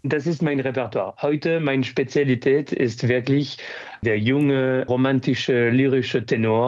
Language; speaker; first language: German; non-native, fluent; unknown